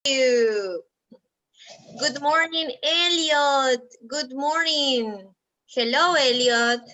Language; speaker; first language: English; non-native, fluent; Spanish